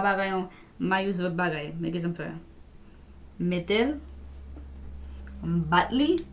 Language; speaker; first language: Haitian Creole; early bilingual, heritage; Haitian Creole